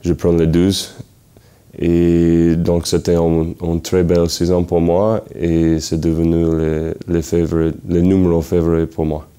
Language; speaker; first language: French; non-native, learner; English